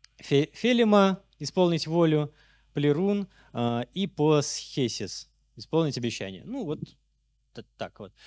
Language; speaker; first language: Russian; native; Russian